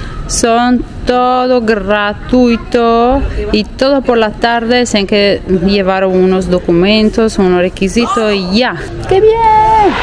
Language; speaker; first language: Spanish; non-native, fluent; Italian